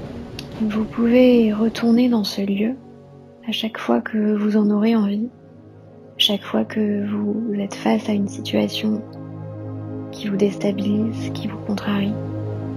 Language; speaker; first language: French; native; French